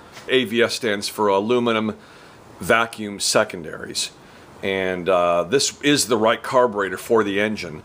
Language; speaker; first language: English; native; English